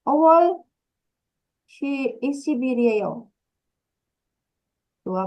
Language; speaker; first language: Korean; non-native, fluent; Indonesian